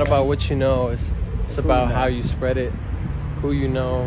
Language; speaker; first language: English; native; English